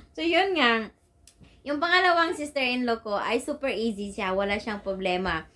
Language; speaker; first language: Filipino; non-native, local second language; Cebuano